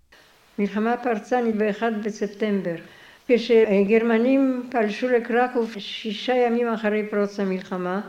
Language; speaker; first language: Hebrew; non-native, fluent; Polish